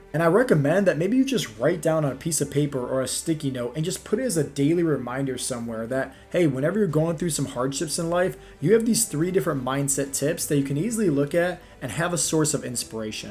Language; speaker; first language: English; native; English